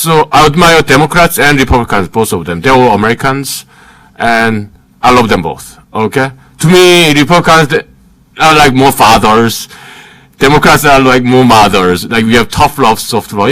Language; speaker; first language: English; early bilingual, other home language; Korean